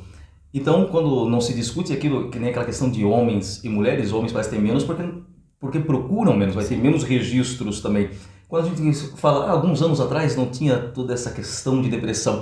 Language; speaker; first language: Portuguese; native; Portuguese